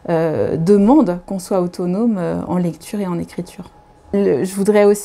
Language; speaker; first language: French; native; French